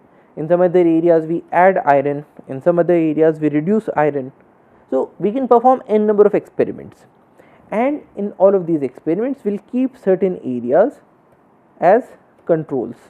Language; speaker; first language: English; non-native, local second language; Hindi